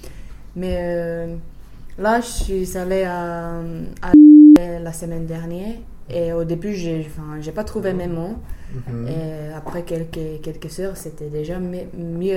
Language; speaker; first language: French; non-native, fluent; Finnish